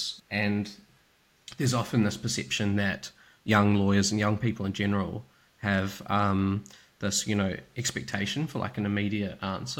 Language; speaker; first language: English; native; English